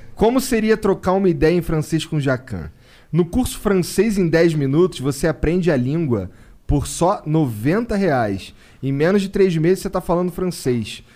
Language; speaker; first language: Portuguese; native; Portuguese